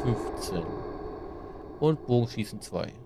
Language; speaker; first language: German; native; German